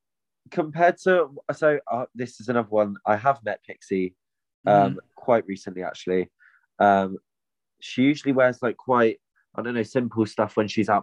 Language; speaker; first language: English; native; English